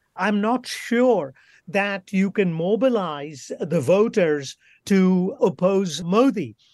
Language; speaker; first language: English; non-native, local second language; Bangla